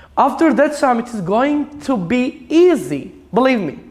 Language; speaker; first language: English; non-native, fluent; Turkish